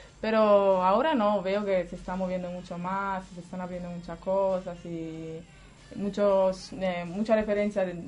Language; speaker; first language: Spanish; non-native, fluent; Italian